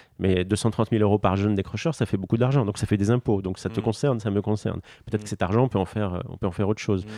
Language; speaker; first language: French; non-native, local second language; Arabic